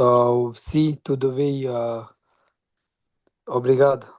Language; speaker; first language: Portuguese; non-native, learner; Bangla